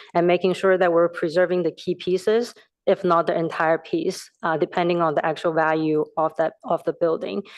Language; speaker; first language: English; non-native, fluent; Chinese